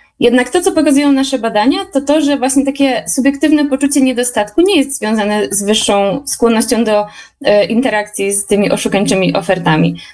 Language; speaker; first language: Polish; native; Polish